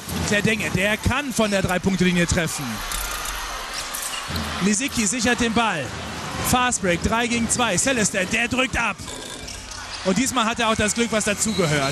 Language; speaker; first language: German; native; German